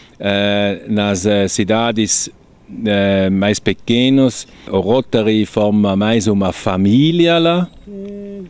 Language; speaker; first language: Portuguese; non-native, fluent; German